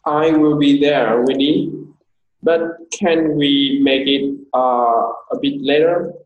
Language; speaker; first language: English; non-native, fluent; Vietnamese